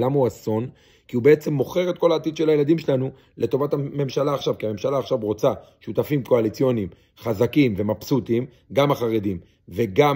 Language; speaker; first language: Hebrew; native; Hebrew